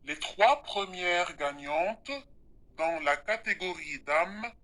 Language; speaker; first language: French; non-native, local second language; Arabic